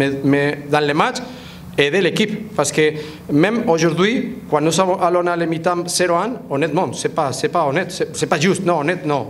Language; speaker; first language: French; non-native, fluent; Spanish